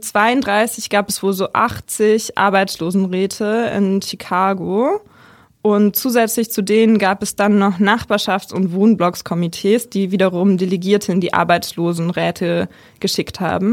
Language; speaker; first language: German; native; German